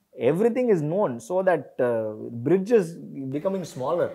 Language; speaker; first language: English; non-native, local second language; Tamil